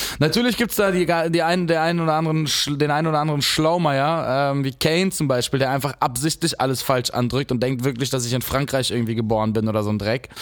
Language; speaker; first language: German; native; German